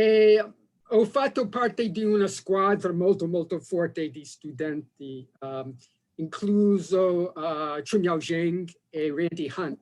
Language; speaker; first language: Italian; non-native, fluent; English